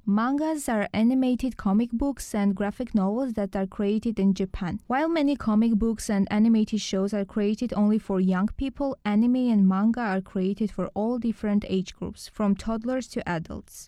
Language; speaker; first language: English; non-native, learner; Lithuanian